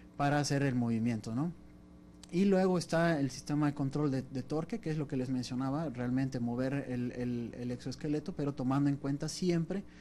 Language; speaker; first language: Spanish; native; Spanish